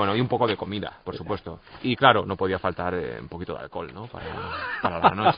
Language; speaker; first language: Spanish; native; Spanish